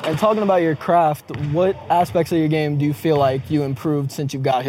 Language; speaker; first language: English; native; English